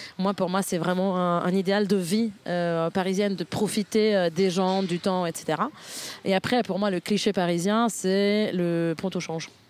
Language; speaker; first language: French; non-native, fluent; Italian